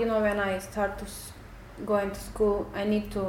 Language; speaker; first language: English; non-native, learner; Bulgarian